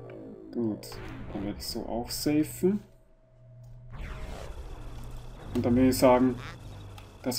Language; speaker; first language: German; native; German